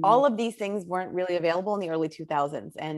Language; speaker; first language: English; native; English